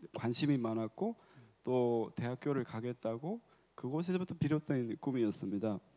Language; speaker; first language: Korean; native; Korean